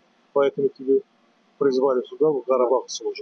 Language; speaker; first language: Russian; non-native, learner; Azerbaijani